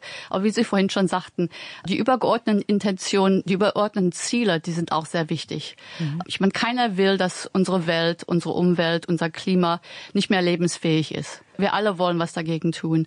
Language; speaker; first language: German; native; German